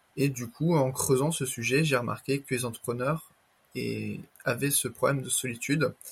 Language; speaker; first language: French; native; French